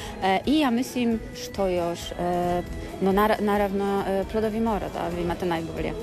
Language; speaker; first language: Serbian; non-native, learner; Polish